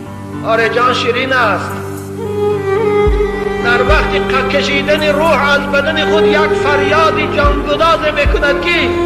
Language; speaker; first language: Persian; native; Persian